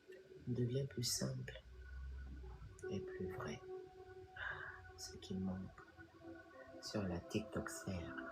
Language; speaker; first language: French; native; French